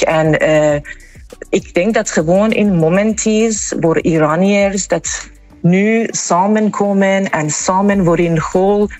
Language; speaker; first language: Dutch; non-native, learner; Persian